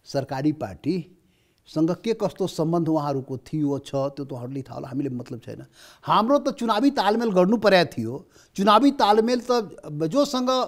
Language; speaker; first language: Nepali; non-native, local second language; Maithili